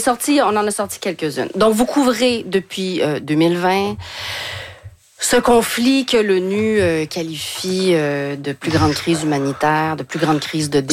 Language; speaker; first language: French; native; French